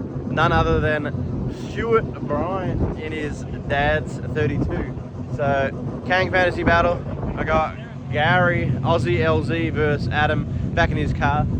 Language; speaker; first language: English; native; English